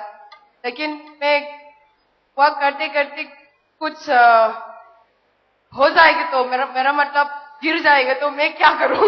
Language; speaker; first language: Hindi; non-native, local second language; Manipuri